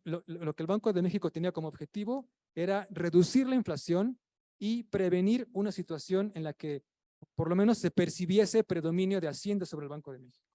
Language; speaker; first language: Spanish; native; Spanish